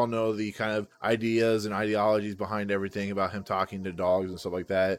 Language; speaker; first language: English; native; English